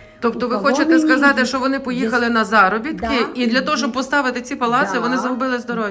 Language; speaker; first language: Ukrainian; native; Ukrainian